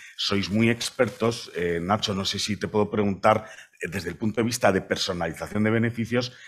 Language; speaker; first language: Spanish; native; Spanish